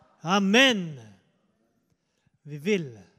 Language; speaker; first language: Swedish; non-native, fluent; Finnish